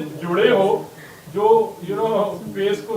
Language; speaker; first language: Hindi; native; Hindi